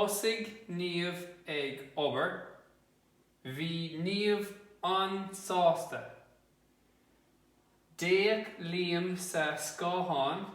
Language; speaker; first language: Irish; non-native, local second language; English